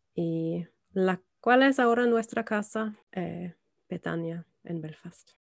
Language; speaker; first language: Spanish; non-native, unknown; German